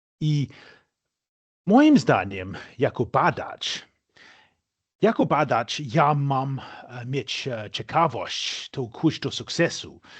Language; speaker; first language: Polish; non-native, fluent; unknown